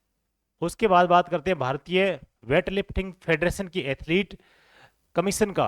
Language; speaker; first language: Hindi; native; Hindi